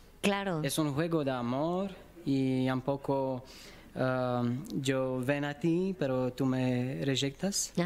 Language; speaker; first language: Spanish; non-native, learner; Romanian